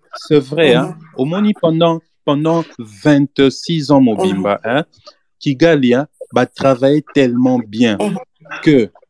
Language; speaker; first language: French; non-native, local second language; Lingala